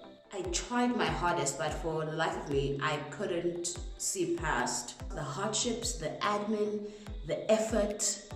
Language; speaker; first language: English; non-native, local second language; Zulu